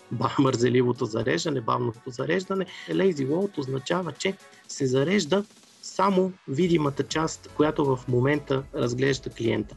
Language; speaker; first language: Bulgarian; native; Bulgarian